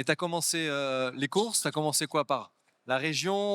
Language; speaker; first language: French; native; French